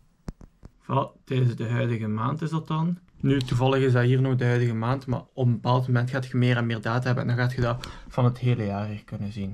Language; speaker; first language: Dutch; native; Dutch